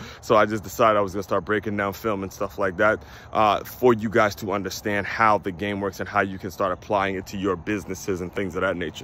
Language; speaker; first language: English; native; English